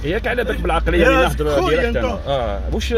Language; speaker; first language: Arabic; native; Arabic